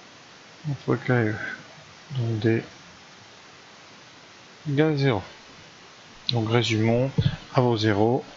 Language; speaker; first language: French; native; French